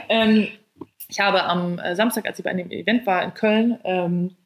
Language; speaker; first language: German; native; German